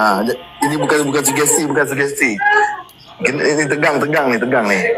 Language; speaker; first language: Malay; native; Malay